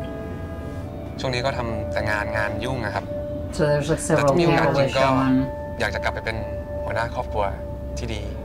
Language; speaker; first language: Thai; native; Thai